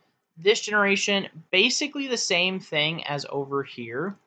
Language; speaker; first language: English; native; English